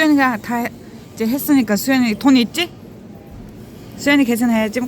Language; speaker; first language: Korean; non-native, fluent; Mongolian